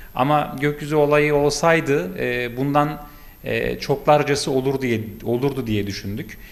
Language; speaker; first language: Turkish; native; Turkish